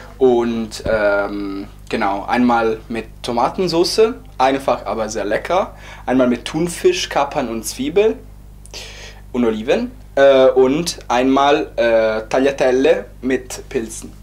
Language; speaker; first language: German; non-native, fluent; Italian